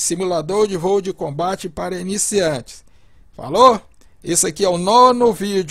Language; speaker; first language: Portuguese; native; Portuguese